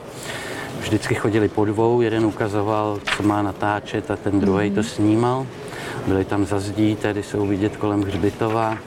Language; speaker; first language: Czech; native; Czech